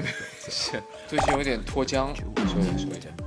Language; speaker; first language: Chinese; native; Chinese